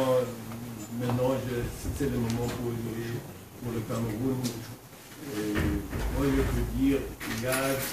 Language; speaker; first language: French; non-native, fluent; German